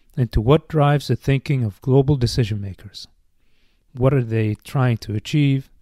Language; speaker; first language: English; non-native, fluent; Arabic